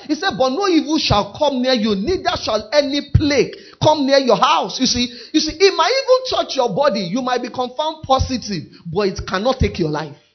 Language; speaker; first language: English; non-native, local second language; Yoruba